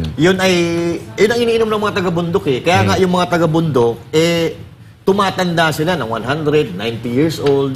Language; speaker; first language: Filipino; native; Filipino